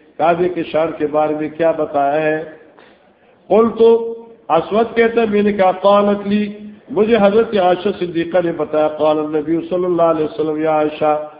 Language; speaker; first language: Urdu; non-native, local second language; Northern Hindko